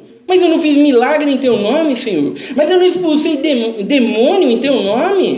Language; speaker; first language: Portuguese; native; Portuguese